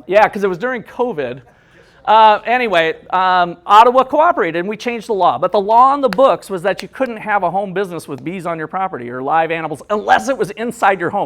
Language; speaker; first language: English; native; English